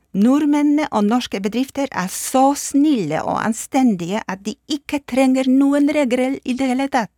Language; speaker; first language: Norwegian; non-native, fluent; Polish